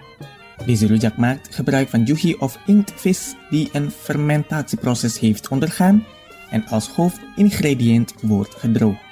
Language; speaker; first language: Dutch; non-native, fluent; Indonesian